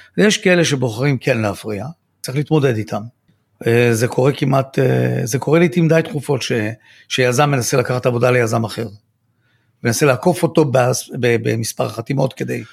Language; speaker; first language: Hebrew; native; Hebrew